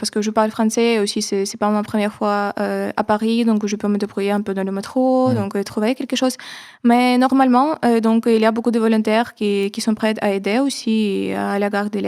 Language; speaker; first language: French; non-native, fluent; Ukrainian